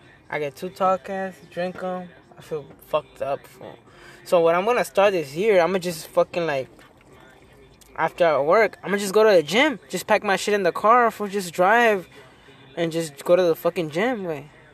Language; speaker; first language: English; early bilingual, other home language; Spanish